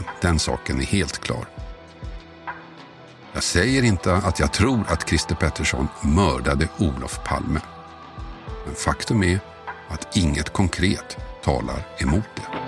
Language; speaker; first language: Swedish; native; Swedish